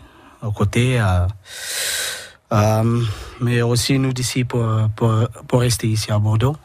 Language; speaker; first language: French; non-native, learner; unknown